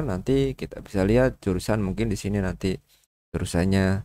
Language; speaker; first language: Indonesian; native; Indonesian